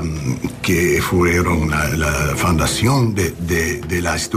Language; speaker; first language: Spanish; non-native, learner; English